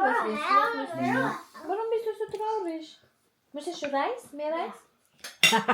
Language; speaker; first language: German; non-native, learner; Filipino